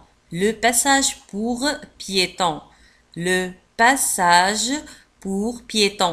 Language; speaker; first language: French; non-native, local second language; Arabic